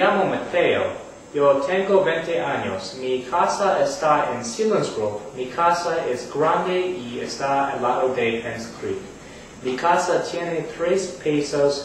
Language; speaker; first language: Spanish; non-native, learner; English